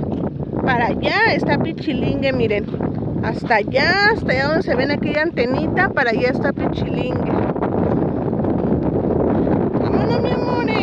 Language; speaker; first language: Spanish; native; Spanish